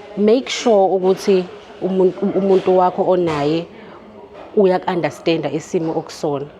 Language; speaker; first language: Zulu; native; Zulu